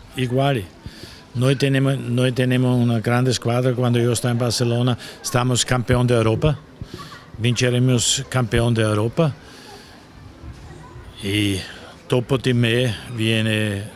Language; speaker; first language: Italian; non-native, learner; German